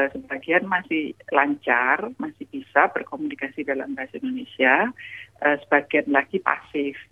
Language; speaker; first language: Indonesian; native; Indonesian